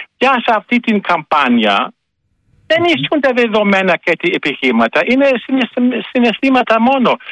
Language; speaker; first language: Greek; non-native, fluent; German